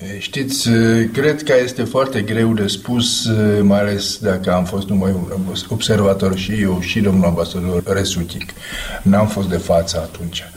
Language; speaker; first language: Romanian; non-native, fluent; Czech